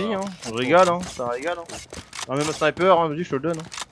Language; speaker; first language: French; native; French